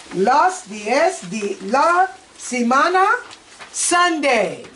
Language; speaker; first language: Spanish; non-native, learner; English